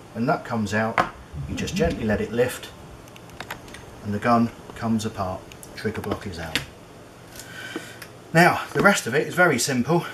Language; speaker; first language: English; native; English